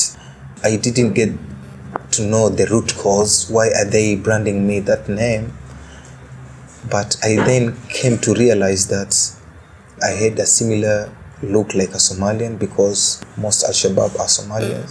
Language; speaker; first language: English; non-native, local second language; Swahili